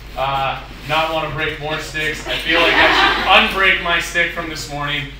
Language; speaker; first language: English; native; English